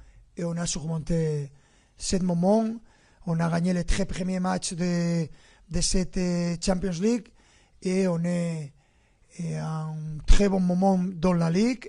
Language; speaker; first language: French; non-native, fluent; Spanish